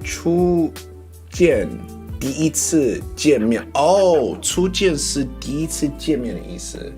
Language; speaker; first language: Chinese; non-native, learner; English